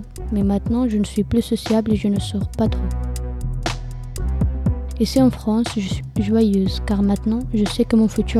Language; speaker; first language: French; non-native, learner; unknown